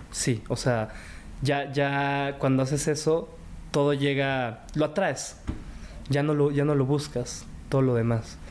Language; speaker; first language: Spanish; early bilingual, other home language; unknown